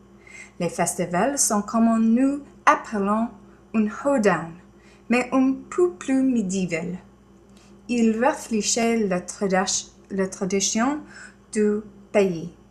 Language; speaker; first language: French; non-native, learner; English